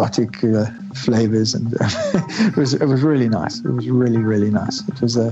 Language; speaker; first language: English; native; English